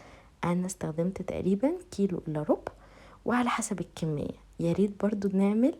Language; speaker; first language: Arabic; native; Arabic